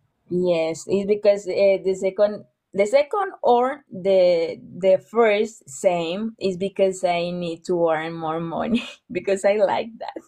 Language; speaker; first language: English; non-native, learner; Spanish